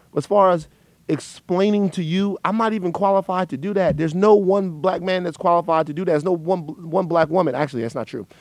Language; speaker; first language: English; native; English